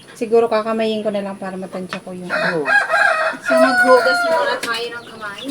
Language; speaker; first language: Filipino; non-native, local second language; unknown